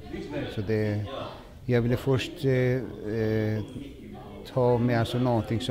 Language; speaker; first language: Swedish; non-native, fluent; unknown